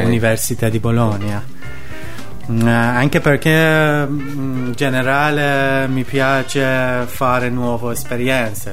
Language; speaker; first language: Italian; non-native, learner; Persian